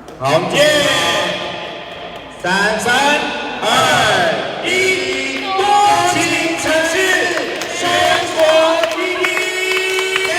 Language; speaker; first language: Chinese; native; Chinese